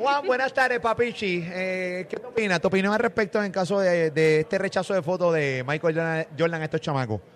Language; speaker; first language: Spanish; native; Spanish